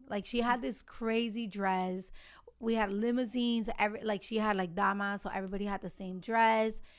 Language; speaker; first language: English; early bilingual, other home language; Spanish